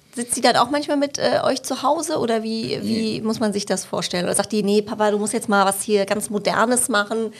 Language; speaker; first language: German; native; German